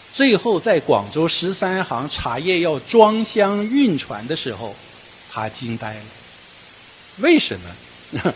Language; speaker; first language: Chinese; native; Chinese